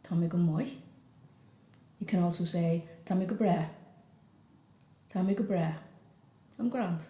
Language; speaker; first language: Irish; non-native, fluent; English